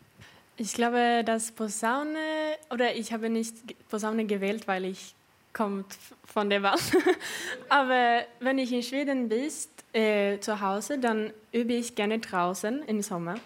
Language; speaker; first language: German; non-native, fluent; Swedish